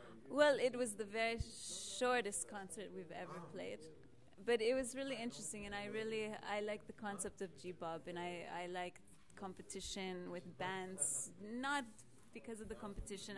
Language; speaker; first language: English; native; English